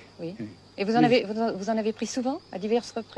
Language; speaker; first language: French; native; French